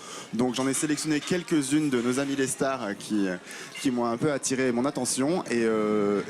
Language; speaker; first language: French; native; French